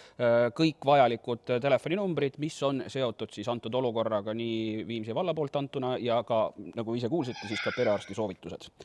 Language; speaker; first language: Estonian; native; Estonian